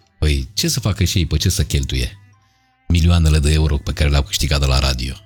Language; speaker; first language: Romanian; native; Romanian